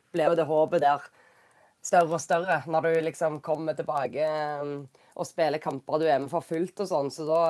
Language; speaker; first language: Norwegian; native; Norwegian